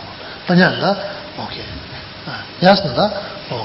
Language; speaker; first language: Russian; non-native, learner; Tibetan